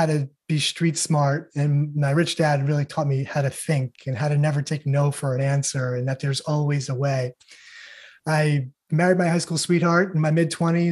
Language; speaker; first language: English; native; English